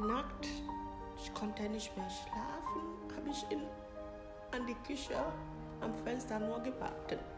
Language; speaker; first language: German; non-native, learner; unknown